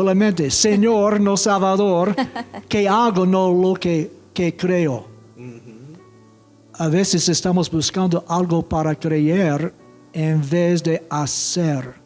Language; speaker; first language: Spanish; non-native, fluent; English